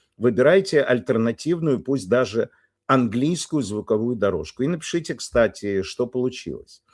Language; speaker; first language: Russian; non-native, local second language; Polish